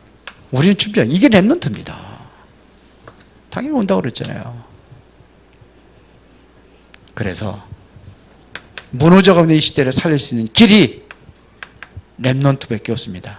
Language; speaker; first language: Korean; native; Korean